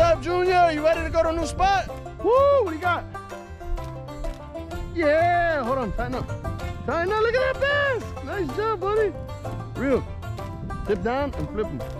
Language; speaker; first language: English; native; English